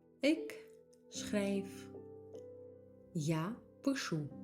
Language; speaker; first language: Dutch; non-native, fluent; Ukrainian